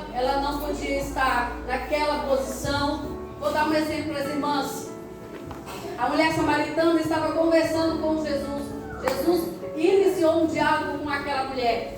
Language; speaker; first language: Portuguese; native; Portuguese